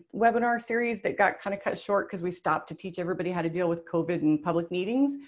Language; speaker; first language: English; native; English